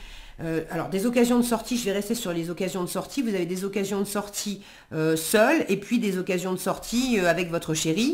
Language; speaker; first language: French; native; French